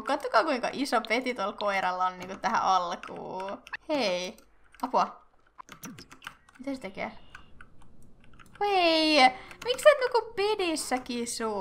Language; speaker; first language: Finnish; native; Finnish